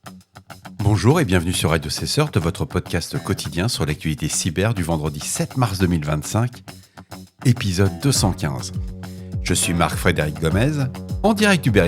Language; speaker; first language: French; native; French